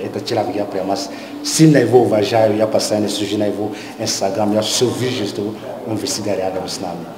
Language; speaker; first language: Russian; non-native, learner; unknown